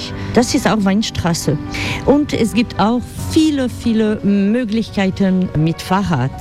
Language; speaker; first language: German; non-native, fluent; French